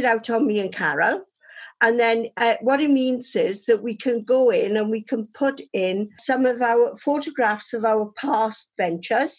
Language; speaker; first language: English; native; English